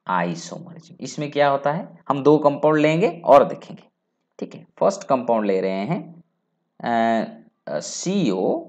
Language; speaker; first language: Hindi; non-native, local second language; Bangla